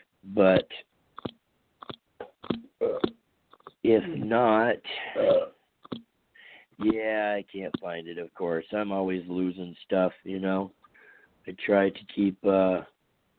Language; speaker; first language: English; native; English